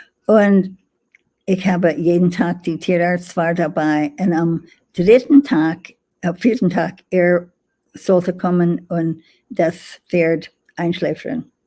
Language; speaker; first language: German; non-native, fluent; English